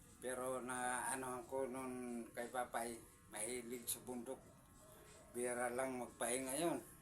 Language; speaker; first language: Filipino; non-native, local second language; Waray